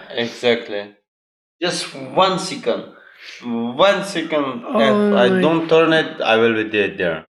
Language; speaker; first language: English; non-native, learner; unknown